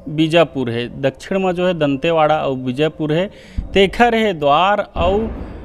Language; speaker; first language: Hindi; native; Hindi